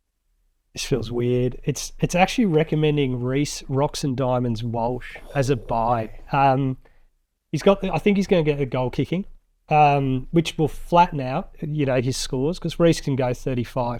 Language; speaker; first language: English; native; English